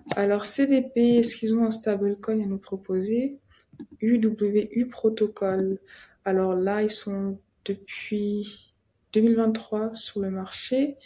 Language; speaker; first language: French; native; French